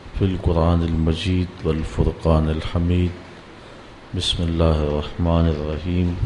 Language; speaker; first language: Urdu; native; Urdu